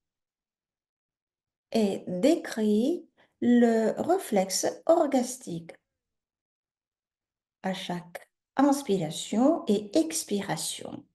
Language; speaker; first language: French; native; French